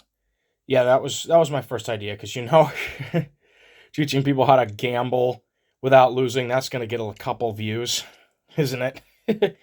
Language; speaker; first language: English; native; English